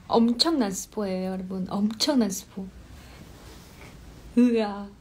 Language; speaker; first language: Korean; non-native, fluent; Chinese